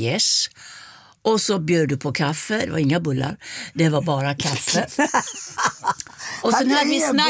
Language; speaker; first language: Swedish; native; Swedish